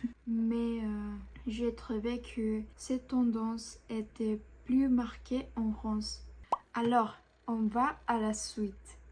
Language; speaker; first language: French; non-native, fluent; Japanese